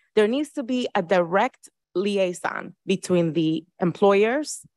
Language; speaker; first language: English; early bilingual, other home language; Spanish